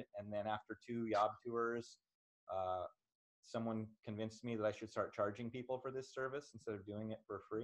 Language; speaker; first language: English; native; English